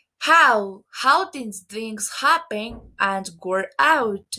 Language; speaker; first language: English; non-native, learner; Spanish